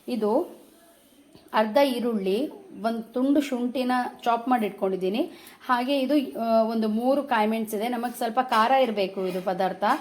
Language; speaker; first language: Kannada; native; Kannada